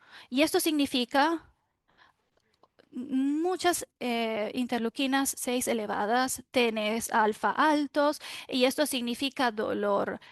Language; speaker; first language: Spanish; non-native, fluent; German